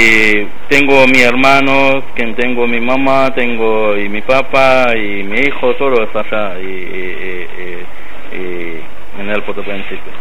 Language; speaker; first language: Spanish; non-native, learner; Haitian Creole